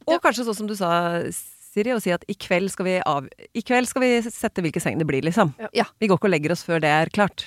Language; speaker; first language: Norwegian; native; Norwegian